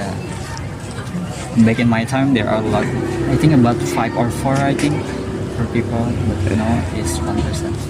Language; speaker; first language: English; non-native, learner; Indonesian